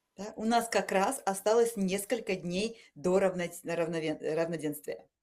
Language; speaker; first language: Russian; native; Russian